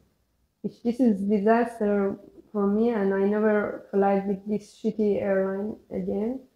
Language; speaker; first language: English; non-native, learner; Persian